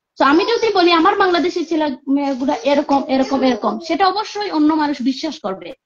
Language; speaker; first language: Bangla; native; Bangla